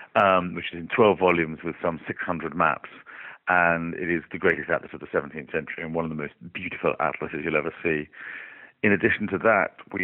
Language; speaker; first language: English; native; English